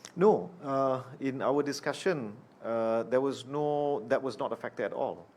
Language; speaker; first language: English; non-native, local second language; Malay